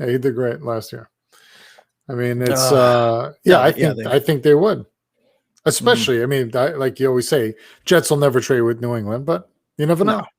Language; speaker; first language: English; native; English